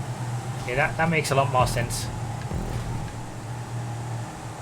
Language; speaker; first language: English; native; English